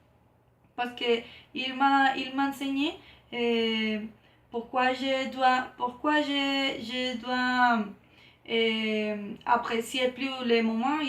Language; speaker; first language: French; non-native, learner; Spanish